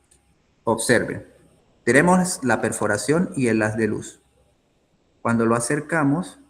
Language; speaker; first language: Spanish; native; Spanish